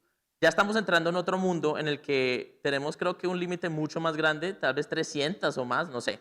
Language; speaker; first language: Spanish; native; Spanish